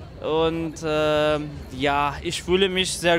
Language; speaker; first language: German; non-native, learner; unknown